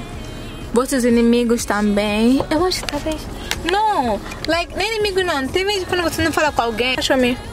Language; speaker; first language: Portuguese; early bilingual, heritage; Portuguese